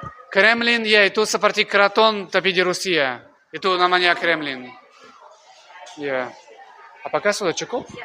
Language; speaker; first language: Indonesian; non-native, learner; Russian